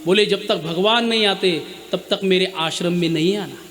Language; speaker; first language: Hindi; non-native, local second language; Marathi